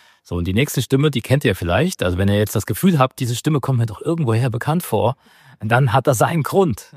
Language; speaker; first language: German; native; German